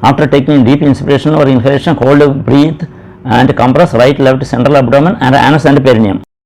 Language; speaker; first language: English; non-native, local second language; Malayalam